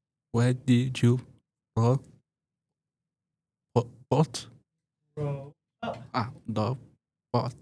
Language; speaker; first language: English; non-native, learner; Spanish